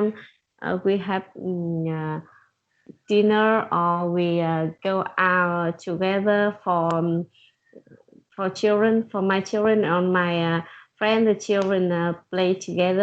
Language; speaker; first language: English; non-native, learner; Vietnamese